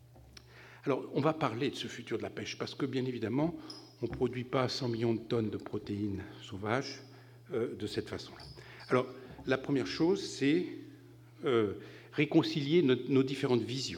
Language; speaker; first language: French; native; French